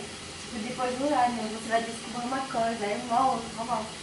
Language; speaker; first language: Portuguese; non-native, fluent; French